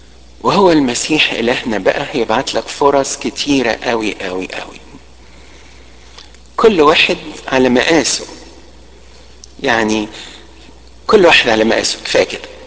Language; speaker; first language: Arabic; native; Arabic